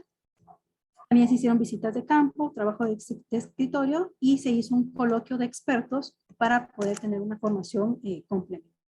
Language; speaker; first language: Spanish; native; Spanish